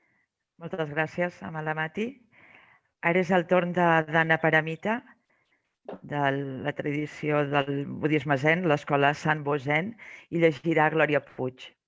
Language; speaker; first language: Catalan; native; Catalan